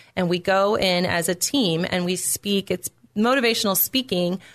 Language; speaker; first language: English; native; English